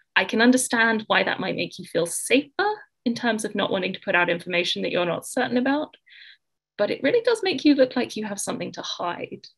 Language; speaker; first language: English; native; English